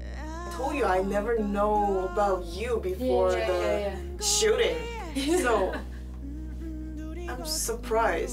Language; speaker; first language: English; non-native, learner; Korean